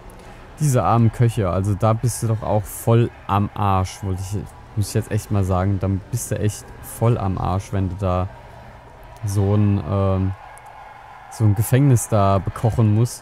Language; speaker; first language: German; native; German